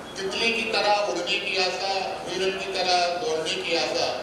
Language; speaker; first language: Hindi; non-native, local second language; Tamil